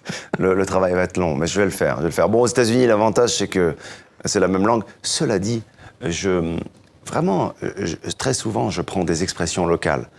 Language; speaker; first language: French; native; French